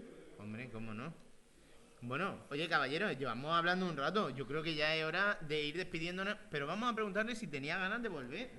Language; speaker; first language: Spanish; native; Spanish